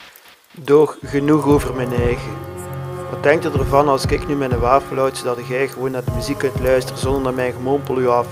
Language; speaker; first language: Dutch; native; Dutch